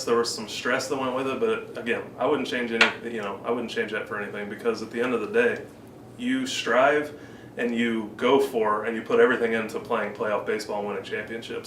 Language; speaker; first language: English; native; English